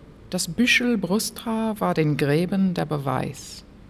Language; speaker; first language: German; non-native, fluent; English